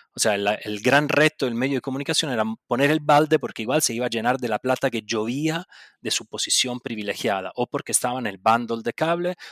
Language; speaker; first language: Spanish; non-native, local second language; Italian